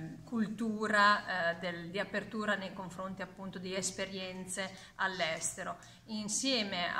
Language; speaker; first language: Italian; native; Italian